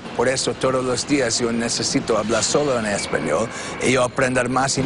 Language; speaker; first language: Spanish; non-native, learner; English